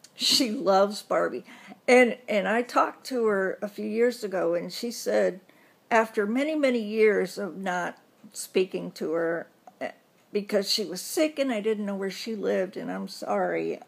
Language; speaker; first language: English; native; English